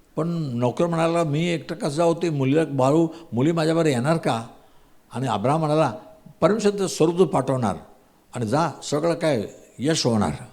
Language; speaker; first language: Marathi; non-native, local second language; Tamil